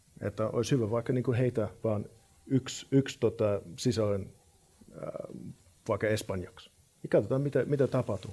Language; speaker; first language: Finnish; non-native, fluent; English